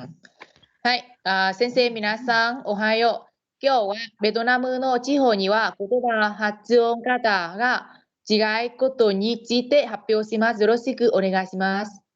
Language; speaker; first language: Japanese; non-native, learner; Vietnamese